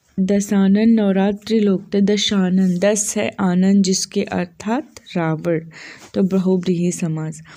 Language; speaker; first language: Hindi; native; Hindi